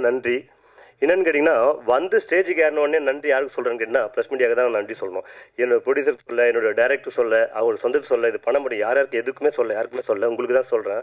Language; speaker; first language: Tamil; native; Tamil